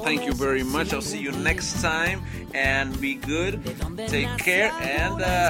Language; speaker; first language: English; non-native, fluent; Spanish